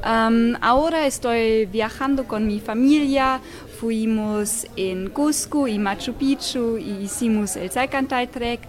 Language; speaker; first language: Spanish; non-native, learner; German